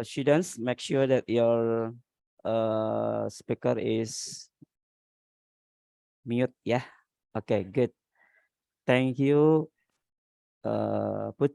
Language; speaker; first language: English; non-native, learner; Indonesian